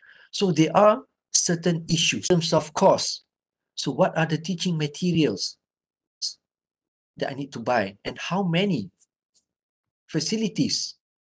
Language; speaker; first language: English; non-native, local second language; Malay